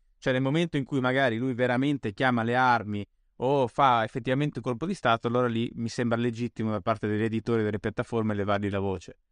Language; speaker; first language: Italian; native; Italian